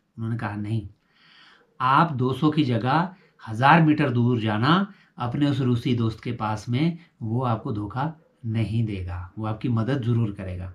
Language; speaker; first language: Hindi; native; Hindi